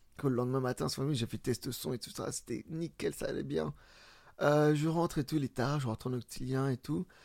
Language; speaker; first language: French; early bilingual, other home language; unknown